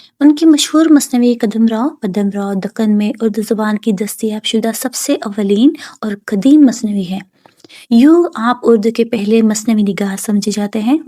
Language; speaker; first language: Urdu; native; Urdu